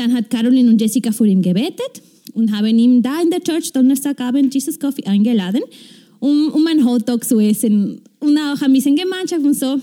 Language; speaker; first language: German; non-native, fluent; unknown